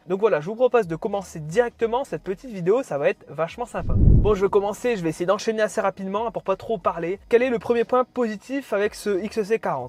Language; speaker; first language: French; native; French